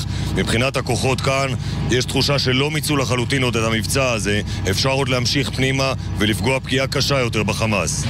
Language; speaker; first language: Hebrew; native; Hebrew